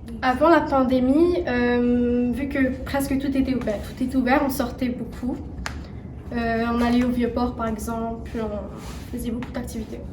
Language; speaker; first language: French; non-native, local second language; Arabic